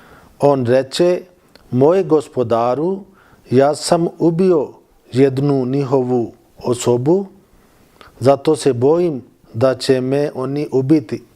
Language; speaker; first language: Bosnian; non-native, fluent; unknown